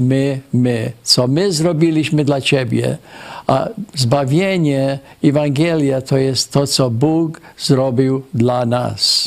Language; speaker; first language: Polish; early bilingual, heritage; Polish